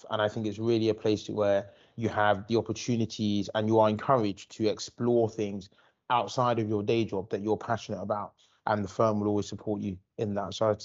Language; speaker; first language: English; native; English